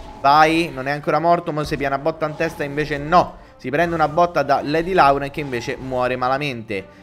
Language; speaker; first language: Italian; native; Italian